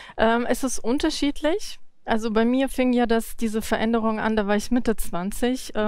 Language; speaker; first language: German; early bilingual, other home language; Russian